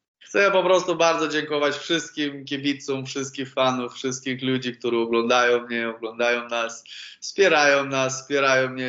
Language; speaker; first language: Polish; non-native, learner; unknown